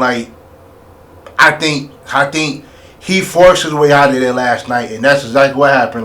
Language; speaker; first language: English; native; English